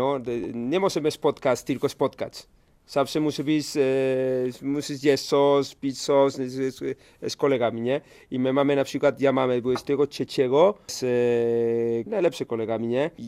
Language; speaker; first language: Polish; non-native, learner; Spanish